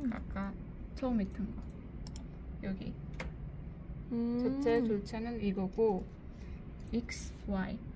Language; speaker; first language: Korean; non-native, learner; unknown